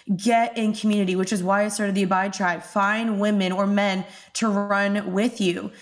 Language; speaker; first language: English; native; English